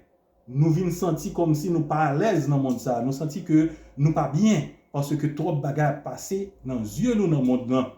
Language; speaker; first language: French; non-native, local second language; Haitian Creole